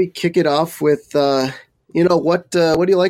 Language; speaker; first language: English; native; English